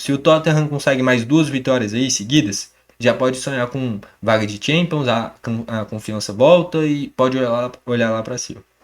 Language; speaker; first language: Portuguese; native; Portuguese